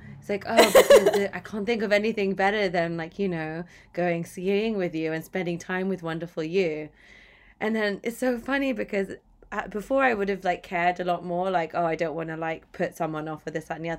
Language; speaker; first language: English; native; English